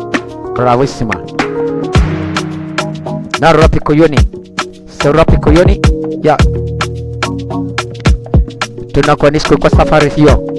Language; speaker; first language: Italian; non-native, learner; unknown